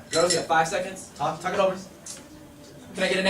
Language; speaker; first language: English; native; English